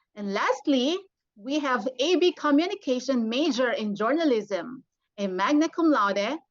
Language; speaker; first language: English; non-native, local second language; Filipino